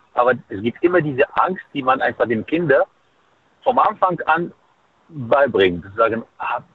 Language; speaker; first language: German; non-native, fluent; Arabic